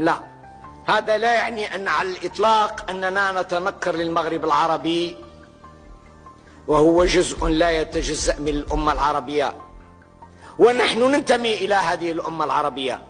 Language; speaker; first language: Arabic; native; Arabic